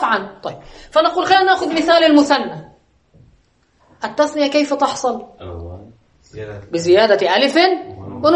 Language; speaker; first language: Arabic; native; Arabic